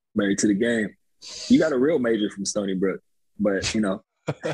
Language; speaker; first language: English; native; English